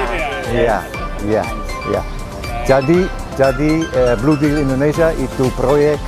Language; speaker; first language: Indonesian; non-native, learner; Dutch